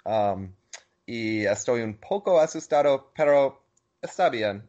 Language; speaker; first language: Spanish; non-native, learner; English